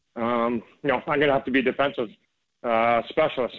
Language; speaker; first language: English; native; English